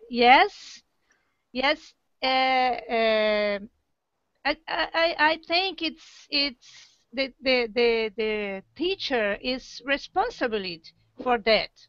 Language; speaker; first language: English; non-native, learner; Portuguese